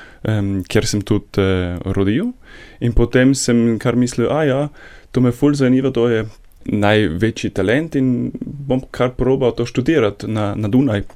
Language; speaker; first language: Slovenian; non-native, learner; German